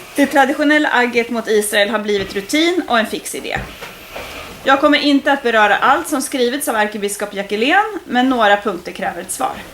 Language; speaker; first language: Swedish; native; Swedish